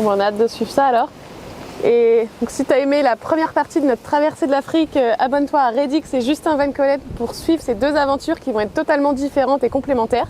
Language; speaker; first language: French; native; French